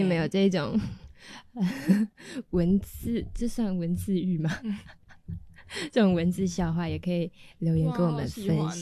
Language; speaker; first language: Chinese; native; Chinese